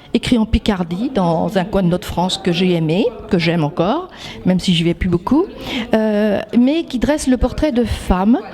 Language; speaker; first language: French; native; French